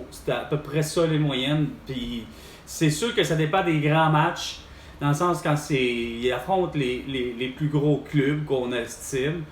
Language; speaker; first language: French; native; French